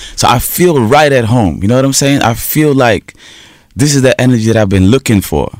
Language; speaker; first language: English; early bilingual, heritage; Portuguese